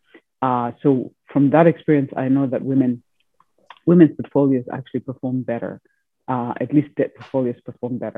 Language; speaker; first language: English; non-native, local second language; Shona